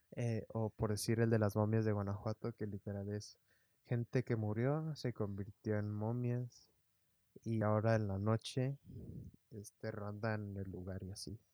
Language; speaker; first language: Spanish; early bilingual, heritage; Spanish